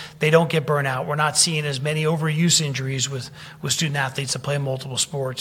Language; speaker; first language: English; native; English